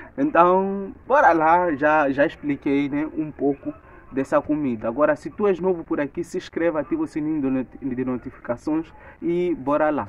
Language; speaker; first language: Portuguese; non-native, local second language; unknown